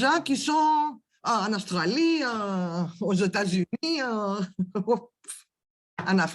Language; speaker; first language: French; non-native, learner; Greek